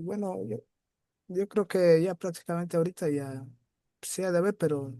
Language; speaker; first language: Spanish; native; Spanish